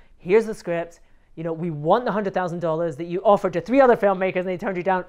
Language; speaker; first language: English; native; English